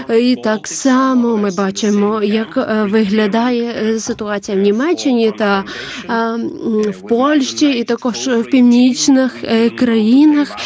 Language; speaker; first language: Ukrainian; non-native, learner; Lithuanian